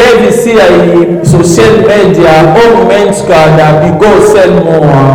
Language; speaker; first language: Danish; early bilingual, other home language; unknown